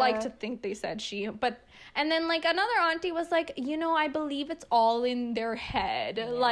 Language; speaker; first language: English; early bilingual, other home language; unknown